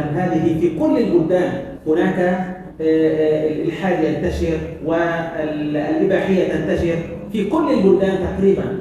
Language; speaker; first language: Arabic; native; Arabic